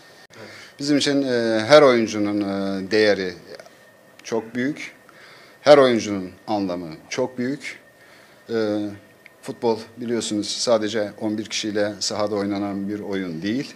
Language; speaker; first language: Turkish; native; Turkish